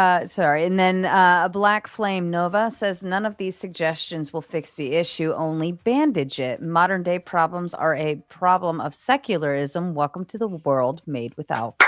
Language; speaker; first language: English; native; English